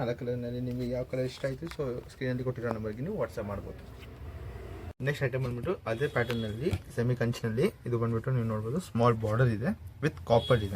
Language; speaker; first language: Kannada; non-native, local second language; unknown